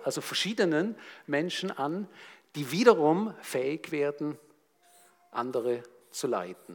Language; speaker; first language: German; native; German